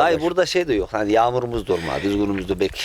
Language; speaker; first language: Turkish; native; Turkish